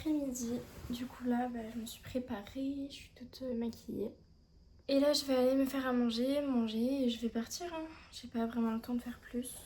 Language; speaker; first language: French; native; French